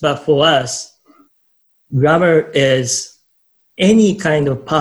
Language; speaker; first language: English; non-native, fluent; Japanese